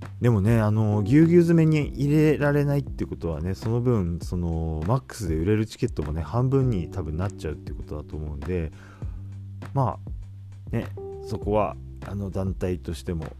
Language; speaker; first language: Japanese; native; Japanese